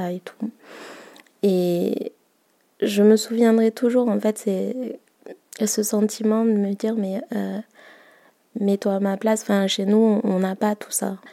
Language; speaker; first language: French; early bilingual, other home language; Malagasy